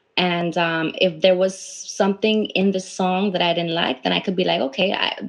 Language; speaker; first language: English; native; English